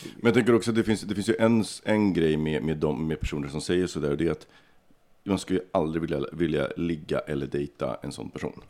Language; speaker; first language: Swedish; early bilingual, other home language; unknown